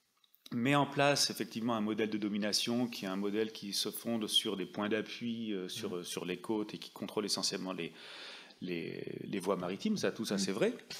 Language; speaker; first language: French; native; French